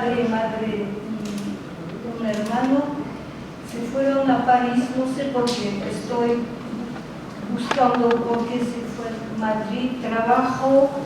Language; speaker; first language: Spanish; non-native, learner; French